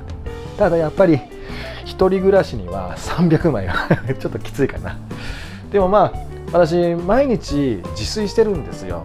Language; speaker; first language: Japanese; native; Japanese